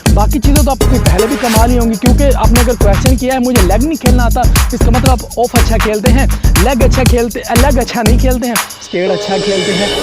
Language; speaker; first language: Urdu; non-native, local second language; Punjabi